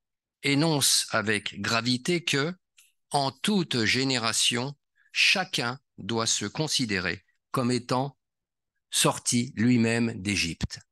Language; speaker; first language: French; native; French